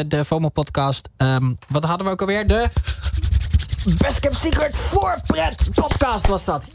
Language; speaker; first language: Dutch; native; Dutch